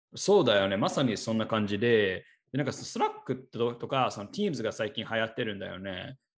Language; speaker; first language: Japanese; non-native, fluent; English